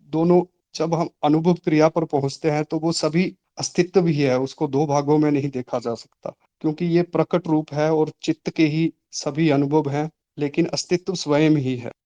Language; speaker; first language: Hindi; native; Hindi